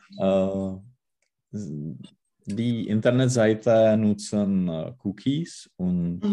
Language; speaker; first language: German; non-native, learner; Czech